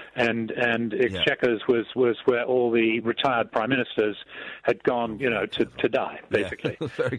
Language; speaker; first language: English; native; English